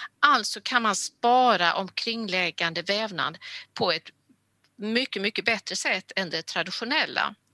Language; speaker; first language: Swedish; native; Swedish